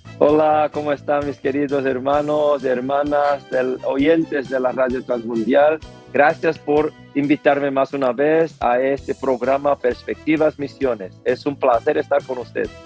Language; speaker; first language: Spanish; non-native, fluent; Korean